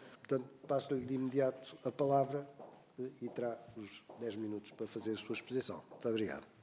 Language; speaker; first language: Portuguese; native; Portuguese